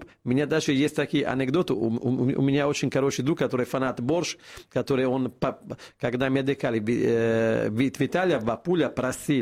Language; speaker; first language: Russian; non-native, fluent; Italian